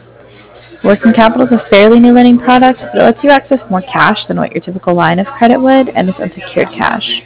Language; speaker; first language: English; native; English